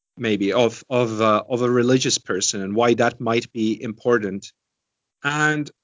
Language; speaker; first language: English; non-native, fluent; Estonian